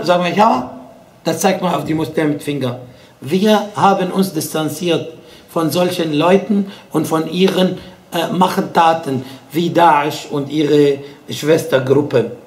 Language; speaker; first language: German; non-native, fluent; Arabic